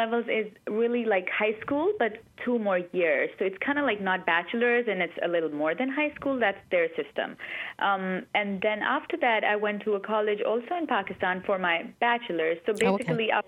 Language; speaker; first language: English; non-native, local second language; Urdu